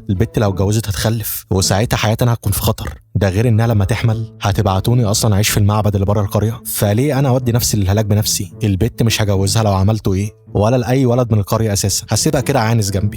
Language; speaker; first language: Arabic; native; Arabic